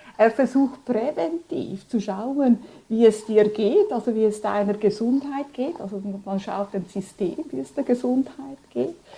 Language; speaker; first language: German; early bilingual, other home language; Spanish